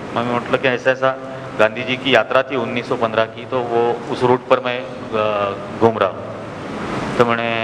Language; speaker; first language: Hindi; non-native, local second language; Marathi